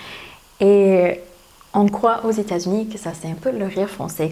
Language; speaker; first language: French; non-native, fluent; English